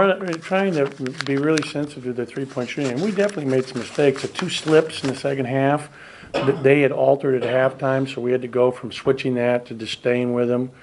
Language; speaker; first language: English; native; English